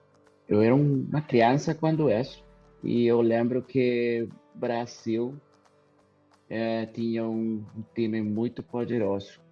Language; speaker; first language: Portuguese; non-native, fluent; Spanish